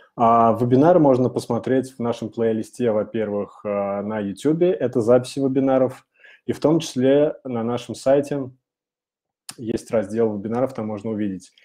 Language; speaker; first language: Russian; native; Russian